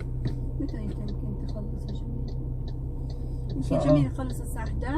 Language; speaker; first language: Arabic; native; Arabic